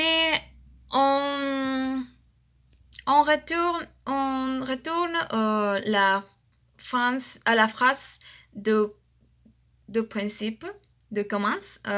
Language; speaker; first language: French; non-native, learner; Spanish